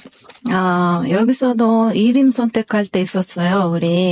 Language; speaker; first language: Korean; non-native, learner; Kyrgyz